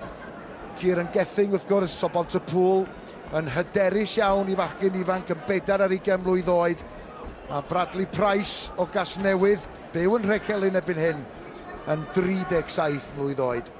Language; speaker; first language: Welsh; native; Welsh